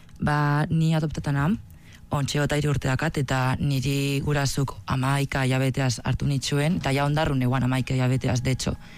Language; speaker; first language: Basque; native; Basque